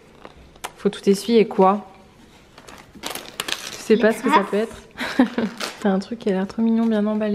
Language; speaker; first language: French; native; French